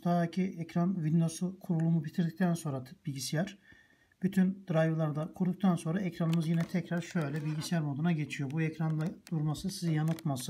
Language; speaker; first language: Turkish; native; Turkish